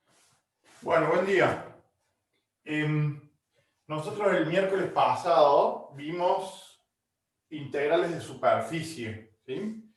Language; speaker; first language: Spanish; native; Spanish